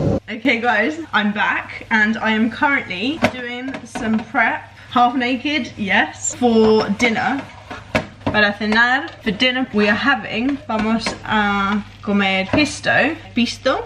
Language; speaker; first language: English; early bilingual, other home language; Spanish